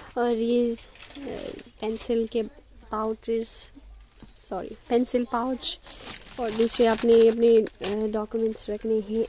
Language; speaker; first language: Urdu; non-native, local second language; Khowar